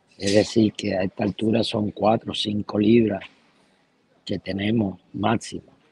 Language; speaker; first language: Spanish; native; Spanish